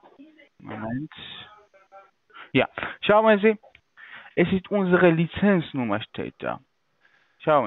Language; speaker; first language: German; non-native, fluent; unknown